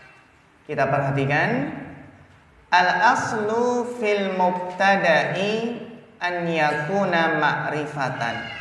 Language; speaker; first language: Arabic; non-native, fluent; Indonesian